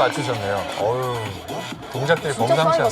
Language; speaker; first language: Korean; native; Korean